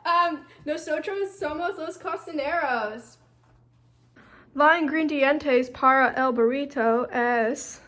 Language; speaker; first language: Spanish; non-native, learner; English